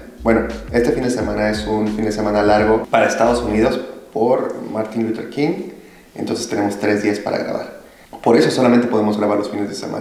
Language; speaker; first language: Spanish; native; Spanish